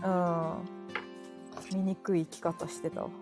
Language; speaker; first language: Japanese; native; Japanese